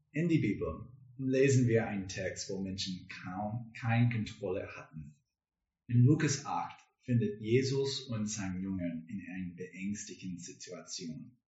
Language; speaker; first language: German; non-native, learner; English